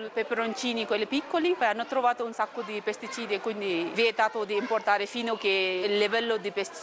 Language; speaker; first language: Italian; non-native, fluent; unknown